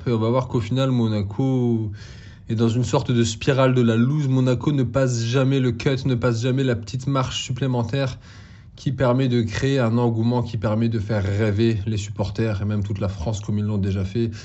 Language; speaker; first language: French; native; French